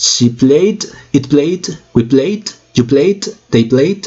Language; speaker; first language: English; non-native, fluent; Spanish